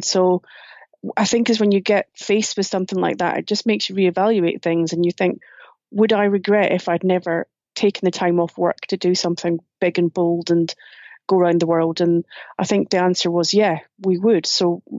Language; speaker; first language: English; native; English